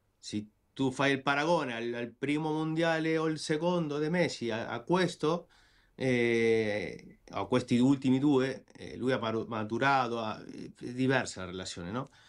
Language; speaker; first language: Italian; non-native, fluent; Spanish